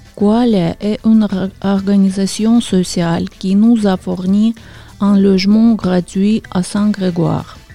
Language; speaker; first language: French; non-native, learner; Ukrainian